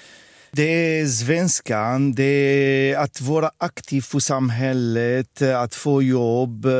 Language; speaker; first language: Swedish; non-native, fluent; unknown